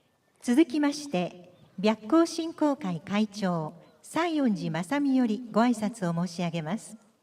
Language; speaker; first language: Japanese; native; Japanese